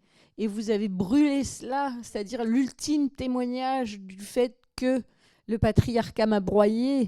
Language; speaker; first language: French; native; French